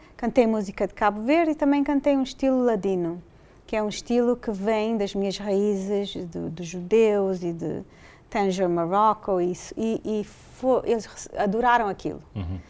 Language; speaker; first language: Portuguese; early bilingual, heritage; English